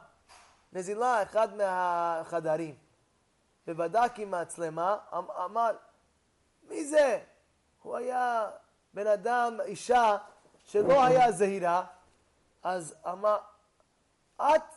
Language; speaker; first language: Hebrew; non-native, fluent; English